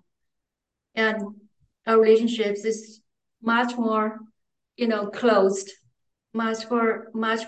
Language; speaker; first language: English; non-native, fluent; Chinese